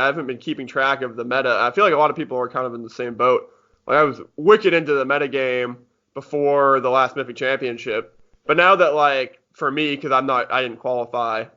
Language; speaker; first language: English; native; English